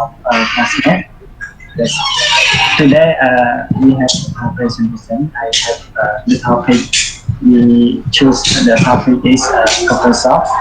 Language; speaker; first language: English; non-native, learner; Khmer